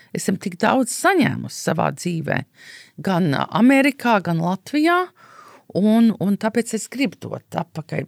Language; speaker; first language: Latvian; early bilingual, heritage; Latvian